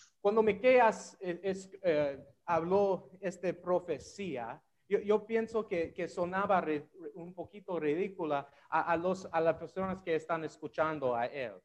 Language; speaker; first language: Spanish; non-native, learner; English